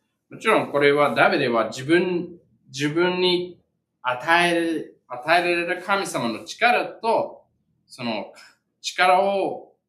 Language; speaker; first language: Japanese; non-native, fluent; English